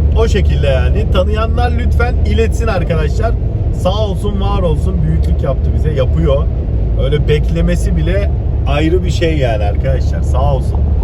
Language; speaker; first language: Turkish; early bilingual, heritage; Turkish